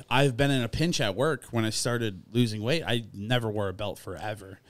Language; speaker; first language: English; native; English